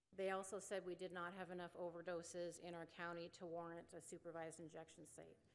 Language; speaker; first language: English; native; English